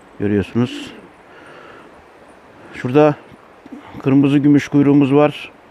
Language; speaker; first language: Turkish; native; Turkish